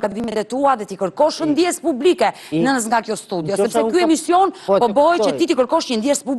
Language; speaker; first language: Albanian; native; Albanian